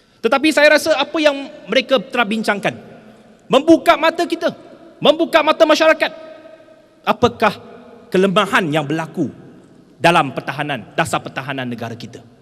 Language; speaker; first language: Malay; non-native, local second language; Chinese